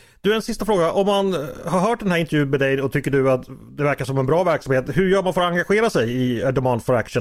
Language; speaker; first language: Swedish; native; Swedish